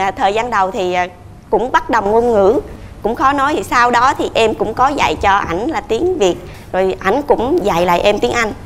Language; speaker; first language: Vietnamese; native; Vietnamese